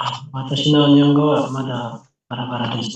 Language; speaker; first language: Japanese; non-native, learner; Indonesian